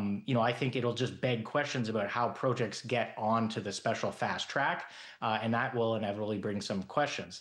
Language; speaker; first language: English; native; English